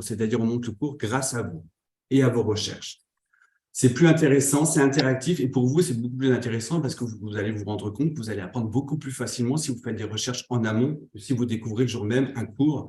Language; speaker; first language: French; native; French